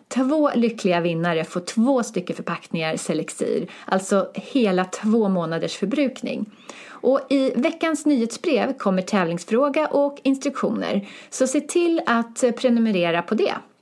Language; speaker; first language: Swedish; native; Swedish